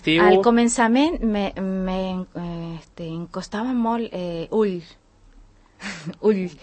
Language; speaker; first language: Catalan; non-native, learner; Spanish